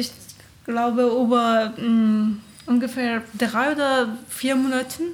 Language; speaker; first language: German; non-native, learner; Persian